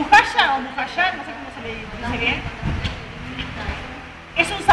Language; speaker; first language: Spanish; native; Spanish